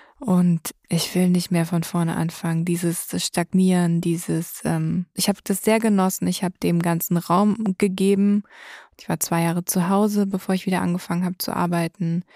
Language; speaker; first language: German; native; German